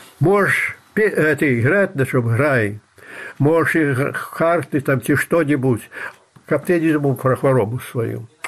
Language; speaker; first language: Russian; non-native, local second language; Belarusian